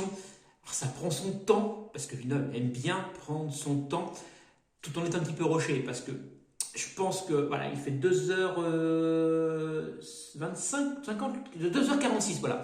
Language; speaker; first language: French; native; French